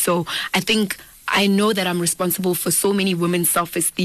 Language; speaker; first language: English; non-native, local second language; Northern Sotho